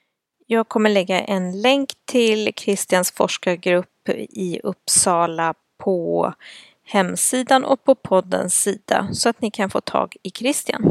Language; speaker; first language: Swedish; native; Swedish